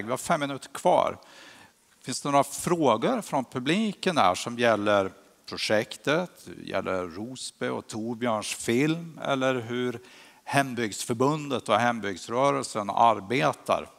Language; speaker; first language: Swedish; native; Swedish